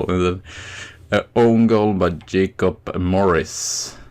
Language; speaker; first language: English; non-native, fluent; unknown